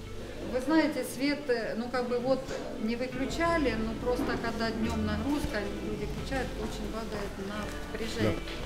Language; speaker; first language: Russian; non-native, local second language; Ukrainian